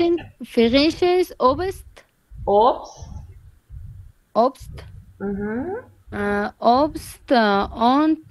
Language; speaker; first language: German; non-native, learner; Persian